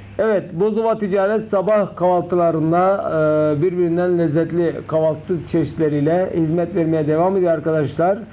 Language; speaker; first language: Turkish; native; Turkish